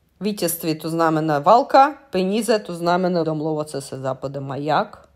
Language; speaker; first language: Czech; non-native, learner; Russian